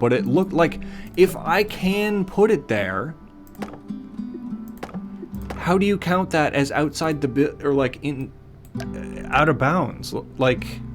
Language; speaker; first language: English; native; English